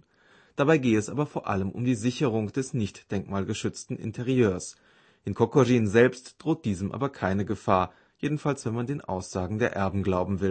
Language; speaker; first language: German; native; German